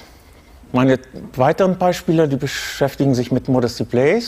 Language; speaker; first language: German; native; German